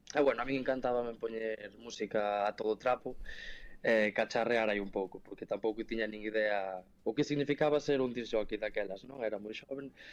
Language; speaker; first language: Galician; native; Galician